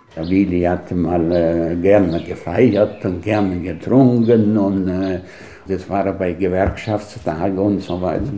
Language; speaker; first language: German; non-native, fluent; Italian